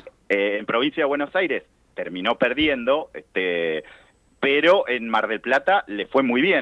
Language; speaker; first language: Spanish; native; Spanish